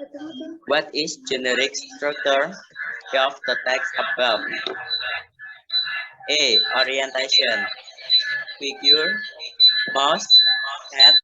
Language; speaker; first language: English; non-native, learner; Indonesian